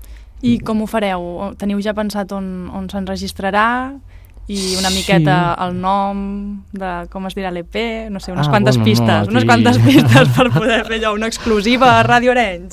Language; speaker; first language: Catalan; native; Catalan